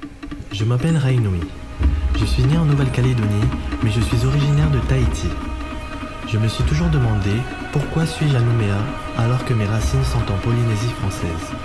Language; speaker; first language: French; native; French